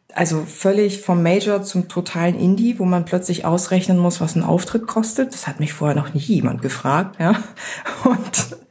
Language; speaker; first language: German; native; German